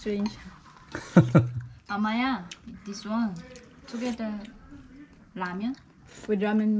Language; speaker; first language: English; non-native, learner; Korean